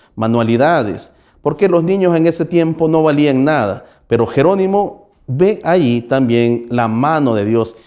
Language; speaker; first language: Spanish; native; Spanish